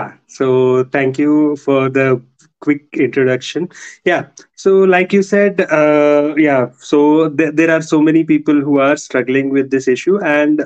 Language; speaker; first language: English; non-native, local second language; Telugu